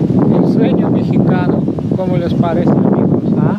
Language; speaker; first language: Spanish; non-native, fluent; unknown